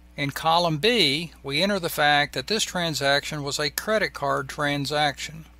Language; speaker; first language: English; native; English